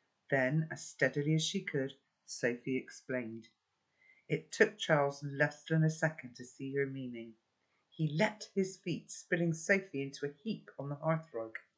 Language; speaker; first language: English; native; English